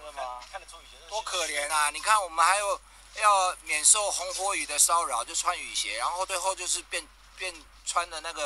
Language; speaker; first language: Chinese; native; Chinese